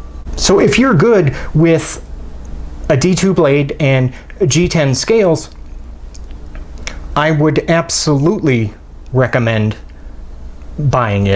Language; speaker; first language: English; native; English